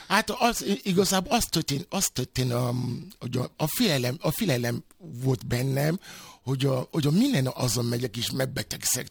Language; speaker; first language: Hungarian; non-native, fluent; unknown